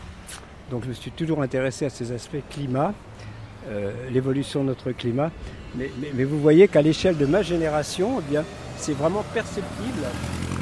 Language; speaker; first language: French; native; French